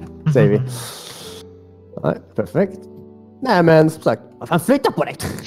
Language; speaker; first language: Swedish; native; Swedish